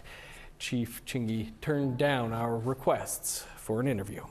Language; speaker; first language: English; native; English